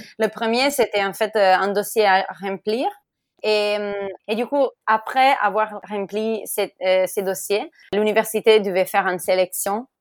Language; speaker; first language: French; non-native, fluent; Italian